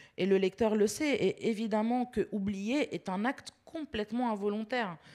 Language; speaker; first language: French; early bilingual, other home language; Arabic